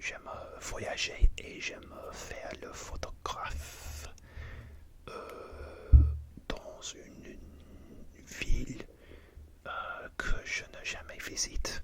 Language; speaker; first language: French; non-native, learner; English